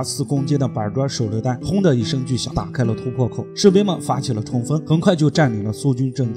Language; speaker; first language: Chinese; native; Chinese